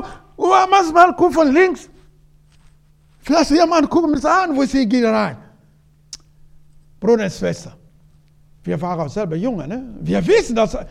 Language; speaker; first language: German; non-native, learner; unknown